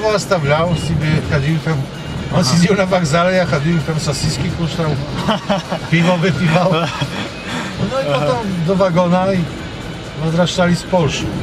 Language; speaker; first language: Russian; non-native, learner; Polish